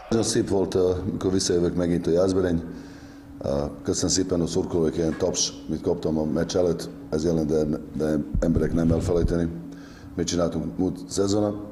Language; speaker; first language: Hungarian; non-native, learner; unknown